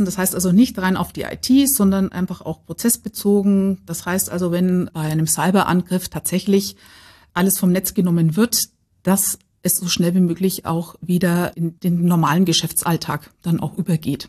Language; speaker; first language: German; native; German